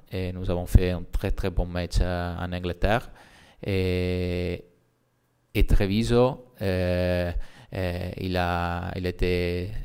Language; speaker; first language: French; non-native, learner; Italian